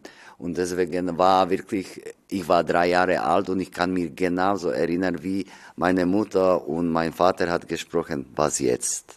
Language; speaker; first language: German; non-native, learner; Slovak